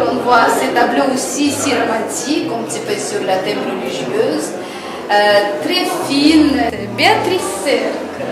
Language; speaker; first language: French; non-native, fluent; Russian